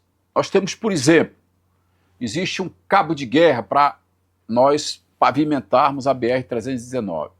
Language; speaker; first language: Portuguese; native; Portuguese